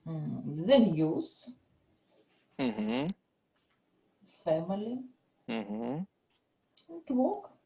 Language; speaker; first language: English; non-native, learner; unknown